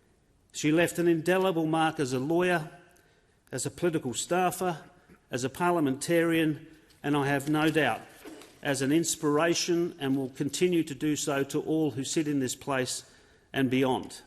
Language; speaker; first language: English; native; English